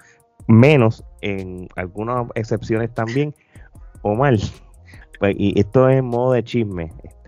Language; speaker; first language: Spanish; native; Spanish